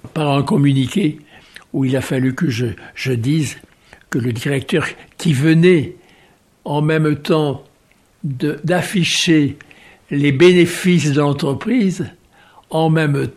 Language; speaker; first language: French; native; French